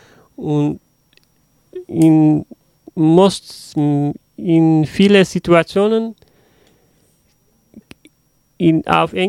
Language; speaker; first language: German; non-native, learner; Uzbek